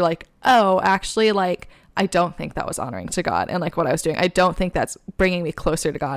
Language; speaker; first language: English; native; English